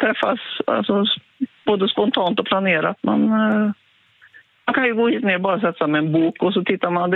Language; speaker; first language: Swedish; native; Swedish